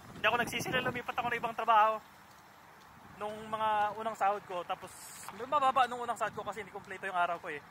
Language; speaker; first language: Filipino; native; Filipino